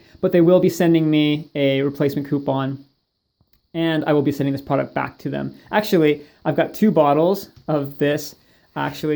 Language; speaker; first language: English; native; English